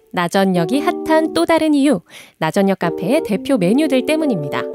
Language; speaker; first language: Korean; native; Korean